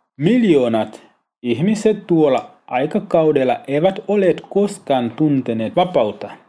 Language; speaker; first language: Finnish; non-native, learner; Swahili